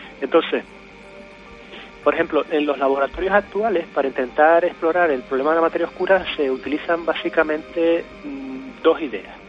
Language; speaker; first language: Spanish; native; Spanish